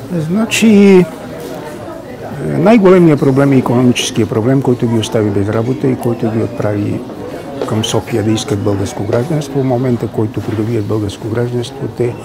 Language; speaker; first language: Bulgarian; native; Bulgarian